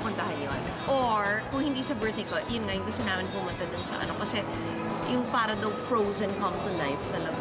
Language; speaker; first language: Filipino; native; Filipino